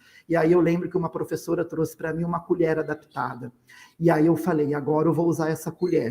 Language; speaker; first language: Portuguese; native; Portuguese